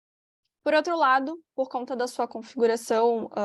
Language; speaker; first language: Portuguese; native; Portuguese